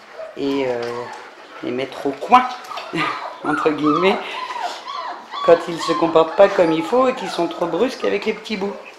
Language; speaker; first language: French; native; French